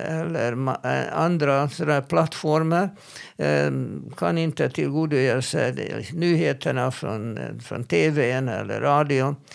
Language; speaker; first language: Swedish; non-native, fluent; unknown